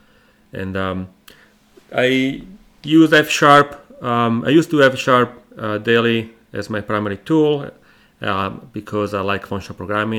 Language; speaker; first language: English; non-native, fluent; Italian